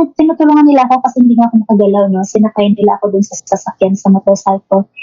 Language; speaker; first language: Filipino; non-native, local second language; Cebuano